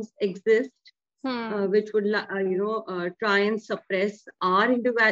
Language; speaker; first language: English; non-native, local second language; Hindi